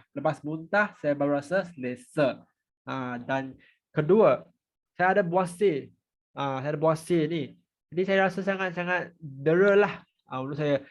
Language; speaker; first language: Malay; non-native, local second language; Chinese